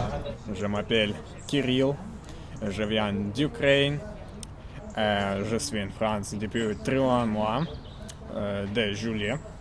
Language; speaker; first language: French; non-native, learner; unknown